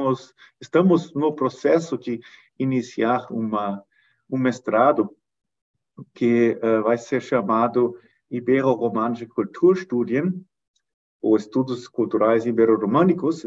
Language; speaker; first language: Portuguese; non-native, fluent; German